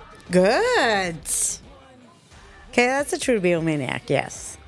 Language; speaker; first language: English; native; English